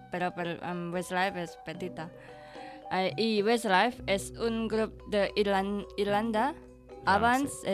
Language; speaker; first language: Catalan; non-native, learner; Indonesian